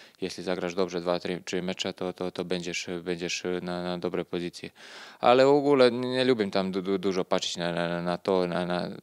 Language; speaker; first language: Polish; non-native, learner; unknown